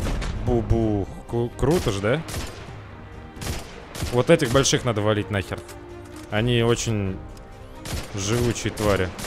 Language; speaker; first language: Russian; native; Russian